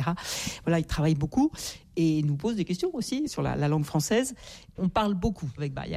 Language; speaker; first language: French; native; French